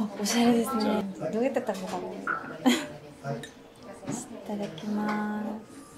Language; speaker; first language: Japanese; non-native, fluent; Russian